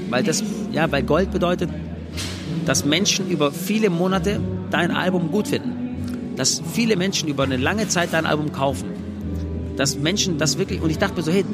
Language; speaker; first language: German; native; German